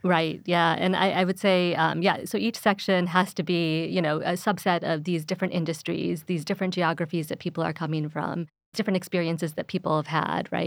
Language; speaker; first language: English; early bilingual, other home language; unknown